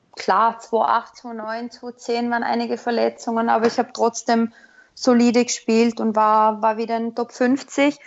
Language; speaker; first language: German; native; German